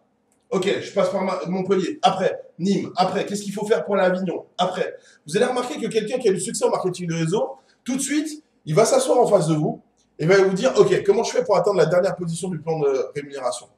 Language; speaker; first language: French; native; French